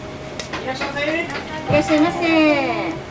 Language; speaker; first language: Japanese; native; Japanese